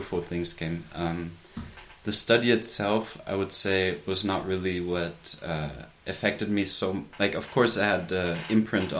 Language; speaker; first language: English; native; English